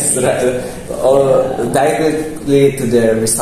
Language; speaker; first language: English; non-native, local second language; Indonesian